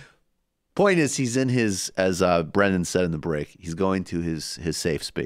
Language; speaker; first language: English; native; English